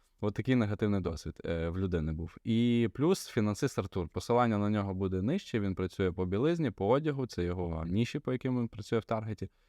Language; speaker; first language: Ukrainian; non-native, local second language; Russian